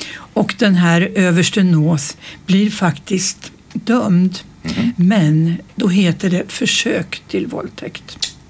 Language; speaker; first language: Swedish; native; Swedish